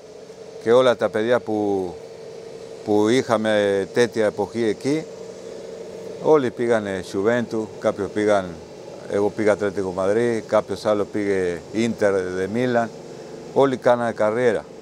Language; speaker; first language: Greek; non-native, learner; Spanish